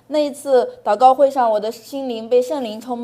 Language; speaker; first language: Chinese; native; Chinese